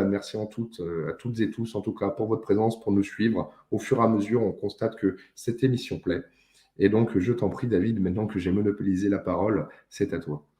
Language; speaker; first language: French; native; French